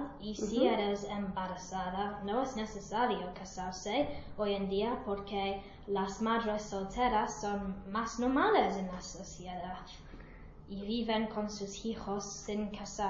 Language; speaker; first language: Spanish; non-native, learner; English